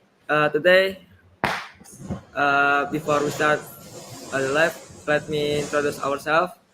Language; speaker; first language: English; non-native, learner; Indonesian